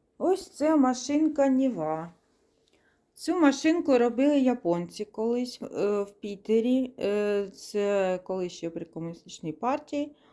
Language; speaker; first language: Ukrainian; non-native, local second language; Russian